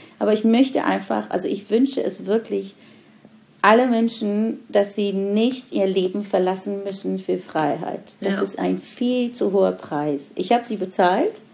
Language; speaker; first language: German; non-native, fluent; Persian